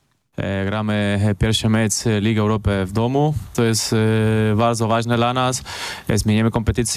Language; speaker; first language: Polish; non-native, learner; Spanish